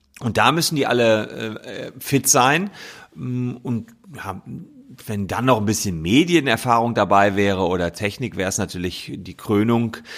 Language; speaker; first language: German; native; German